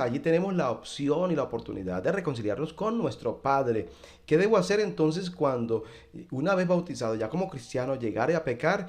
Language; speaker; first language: Spanish; native; Spanish